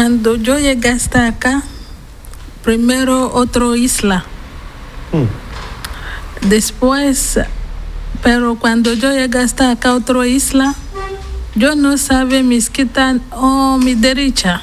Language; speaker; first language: Spanish; non-native, learner; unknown